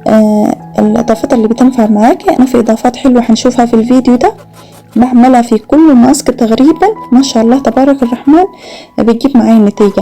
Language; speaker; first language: Arabic; native; Arabic